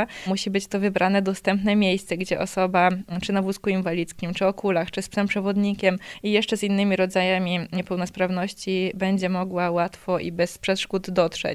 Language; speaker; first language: Polish; native; Polish